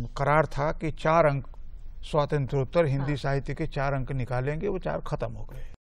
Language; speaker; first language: Hindi; native; Hindi